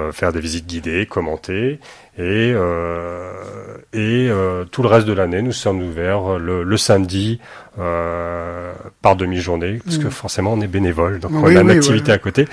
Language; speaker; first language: French; native; French